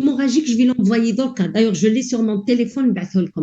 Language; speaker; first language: French; non-native, local second language; Arabic